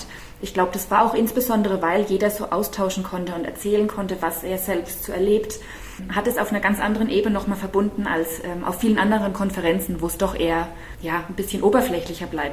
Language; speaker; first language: German; native; German